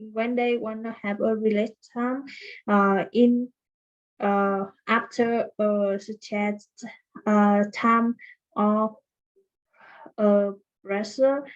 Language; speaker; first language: English; non-native, learner; Vietnamese